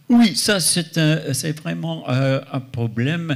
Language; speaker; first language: French; non-native, fluent; English